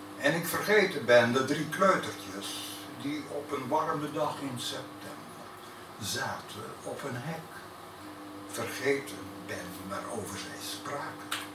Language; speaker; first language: Dutch; native; Dutch